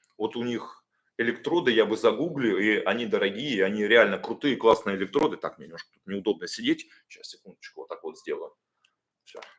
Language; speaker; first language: Russian; native; Russian